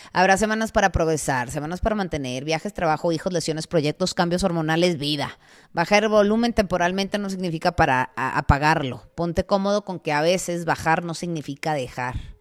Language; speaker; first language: Spanish; native; Spanish